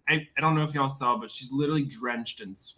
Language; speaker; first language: English; native; English